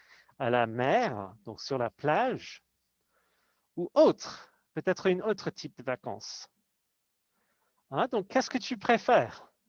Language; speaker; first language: French; non-native, fluent; English